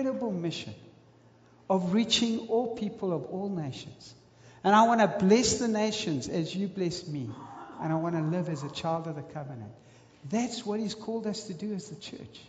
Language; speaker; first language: English; native; English